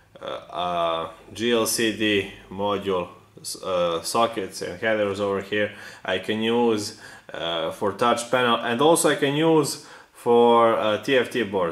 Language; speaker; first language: English; non-native, fluent; Serbian